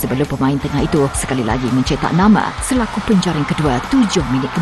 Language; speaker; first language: Malay; native; Malay